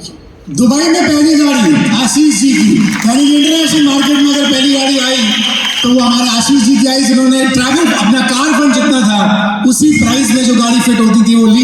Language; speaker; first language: Hindi; native; Hindi